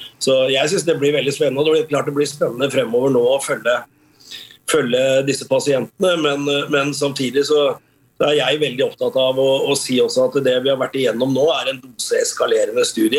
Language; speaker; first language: Norwegian; native; Norwegian